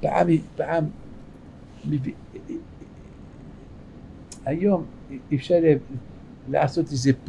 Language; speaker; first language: Hebrew; non-native, fluent; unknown